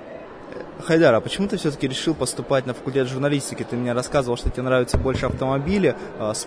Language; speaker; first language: Russian; native; Russian